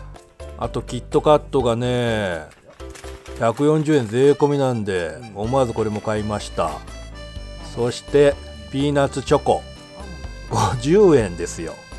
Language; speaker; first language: Japanese; native; Japanese